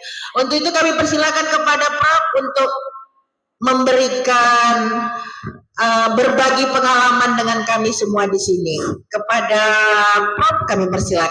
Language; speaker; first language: Indonesian; native; Indonesian